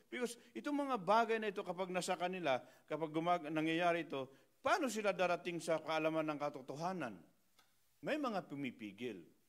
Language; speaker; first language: Filipino; non-native, local second language; Iloko